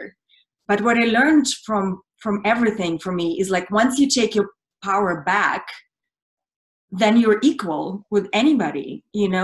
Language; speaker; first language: English; non-native, fluent; Russian